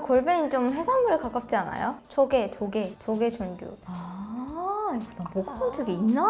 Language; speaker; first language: Korean; non-native, fluent; Japanese